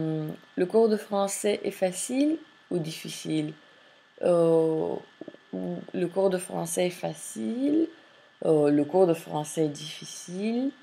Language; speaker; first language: French; non-native, fluent; English